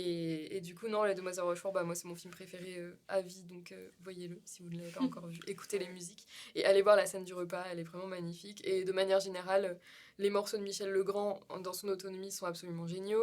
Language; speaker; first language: French; native; French